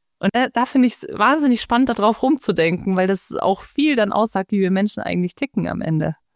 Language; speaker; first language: German; native; German